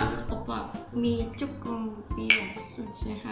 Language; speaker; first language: Korean; non-native, learner; Vietnamese